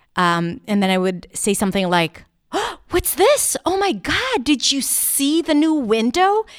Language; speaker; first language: English; non-native, fluent; Hebrew